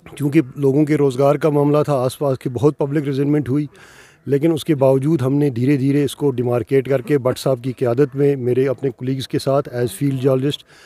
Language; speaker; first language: Urdu; non-native, local second language; Kashmiri